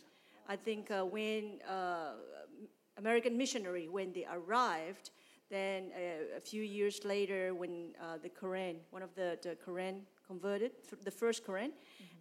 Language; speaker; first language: English; non-native, fluent; Burmese